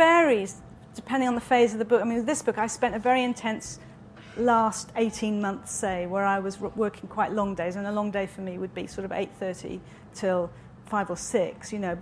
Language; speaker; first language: English; native; English